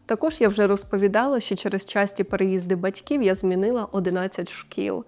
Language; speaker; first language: Ukrainian; non-native, local second language; Russian